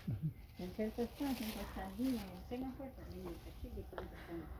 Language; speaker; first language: Portuguese; native; Portuguese